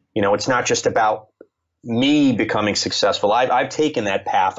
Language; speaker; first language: English; native; English